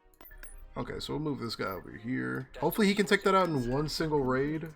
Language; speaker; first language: English; native; English